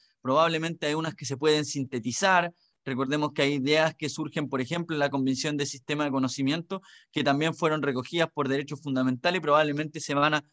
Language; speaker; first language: Spanish; native; Spanish